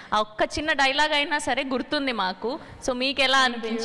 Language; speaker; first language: Telugu; native; Telugu